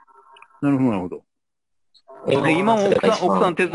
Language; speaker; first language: Japanese; native; Japanese